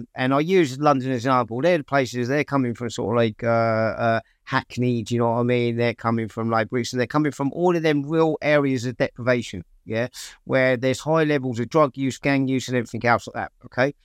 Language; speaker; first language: English; native; English